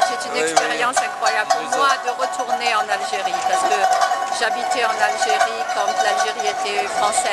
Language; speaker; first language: French; native; French